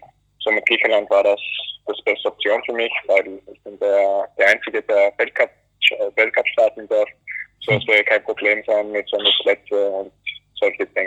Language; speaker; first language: German; early bilingual, other home language; Greek